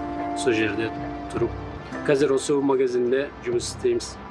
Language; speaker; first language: Kazakh; early bilingual, heritage; Kazakh